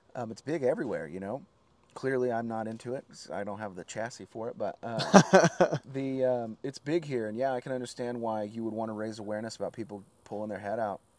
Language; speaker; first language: English; native; English